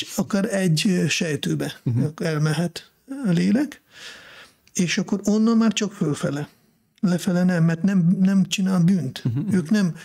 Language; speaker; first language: Hungarian; non-native, fluent; Russian